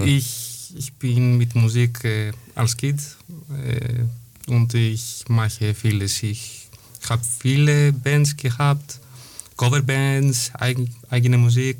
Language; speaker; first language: German; non-native, learner; Greek